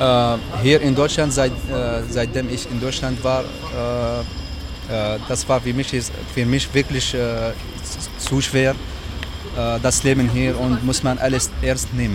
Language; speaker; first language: German; non-native, learner; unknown